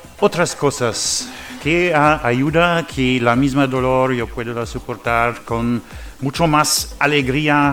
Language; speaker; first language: Spanish; non-native, learner; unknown